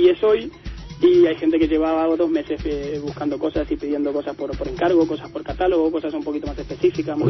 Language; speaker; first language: Spanish; native; Spanish